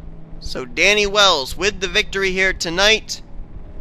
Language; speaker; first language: English; native; English